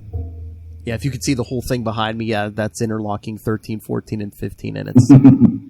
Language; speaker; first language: English; native; English